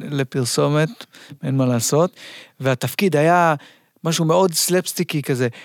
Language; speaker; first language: Hebrew; native; Hebrew